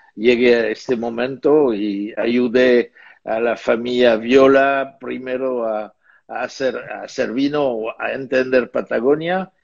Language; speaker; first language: Spanish; non-native, fluent; French